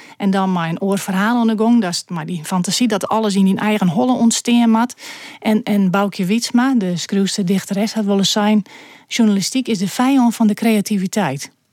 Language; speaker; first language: Dutch; native; Dutch